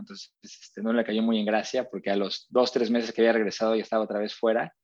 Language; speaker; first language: Spanish; native; Spanish